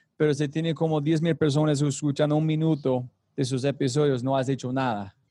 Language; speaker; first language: Spanish; non-native, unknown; English